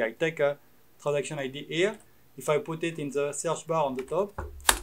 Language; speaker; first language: English; non-native, fluent; French